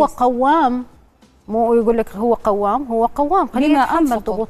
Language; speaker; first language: Arabic; native; Arabic